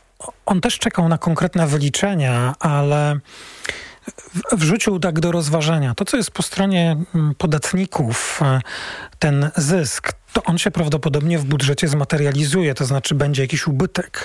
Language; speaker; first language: Polish; native; Polish